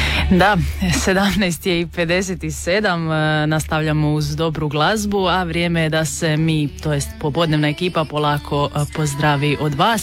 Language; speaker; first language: Serbian; native; Serbian